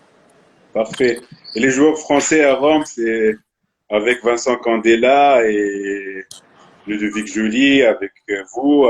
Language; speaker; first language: French; non-native, local second language; Arabic